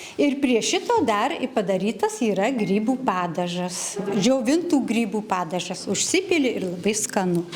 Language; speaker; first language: Lithuanian; native; Lithuanian